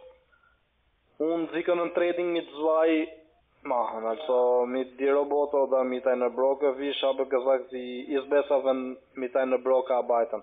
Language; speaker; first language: German; non-native, learner; Albanian